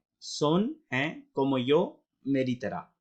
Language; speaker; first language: Spanish; non-native, fluent; Urdu